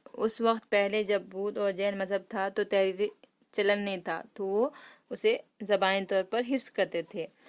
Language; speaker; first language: Urdu; native; Urdu